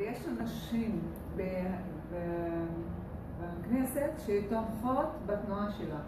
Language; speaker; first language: Hebrew; non-native, local second language; Arabic